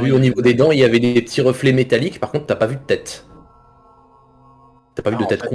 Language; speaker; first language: French; native; French